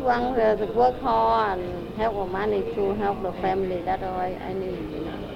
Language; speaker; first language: English; non-native, learner; Vietnamese